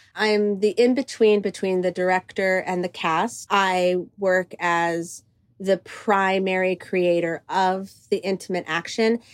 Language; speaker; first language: English; early bilingual, other home language; Greek